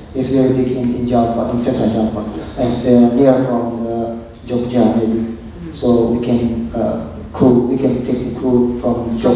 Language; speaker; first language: English; non-native, local second language; Indonesian